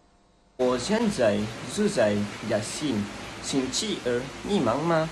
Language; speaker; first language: Chinese; non-native, learner; Malay